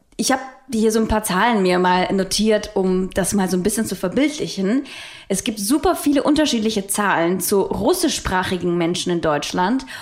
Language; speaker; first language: German; non-native, fluent; Russian